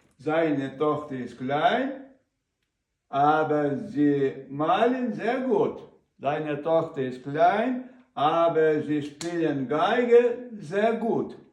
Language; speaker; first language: German; non-native, learner; Ukrainian